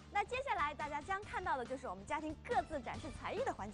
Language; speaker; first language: Chinese; native; Chinese